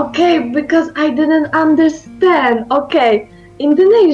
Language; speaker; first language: English; non-native, learner; Polish